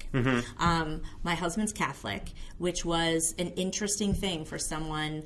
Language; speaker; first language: English; native; English